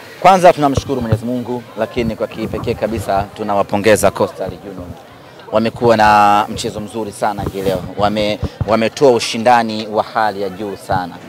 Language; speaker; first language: Swahili; native; Swahili